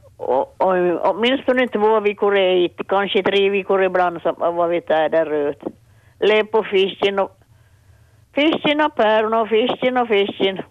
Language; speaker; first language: Swedish; native; Swedish